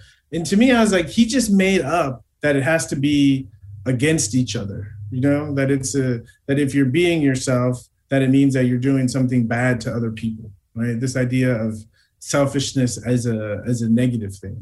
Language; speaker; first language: English; native; English